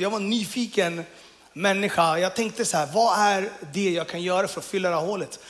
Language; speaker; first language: Swedish; early bilingual, other home language; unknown